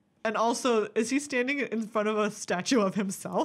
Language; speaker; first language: English; native; English